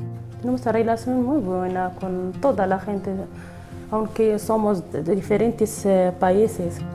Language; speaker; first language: Spanish; non-native, learner; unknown